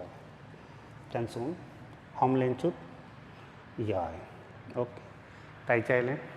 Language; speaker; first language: Vietnamese; non-native, learner; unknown